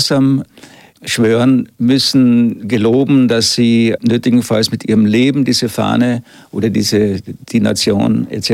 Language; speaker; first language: German; native; German